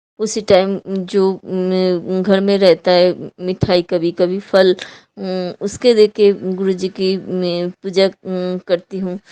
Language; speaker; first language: Hindi; non-native, local second language; Bangla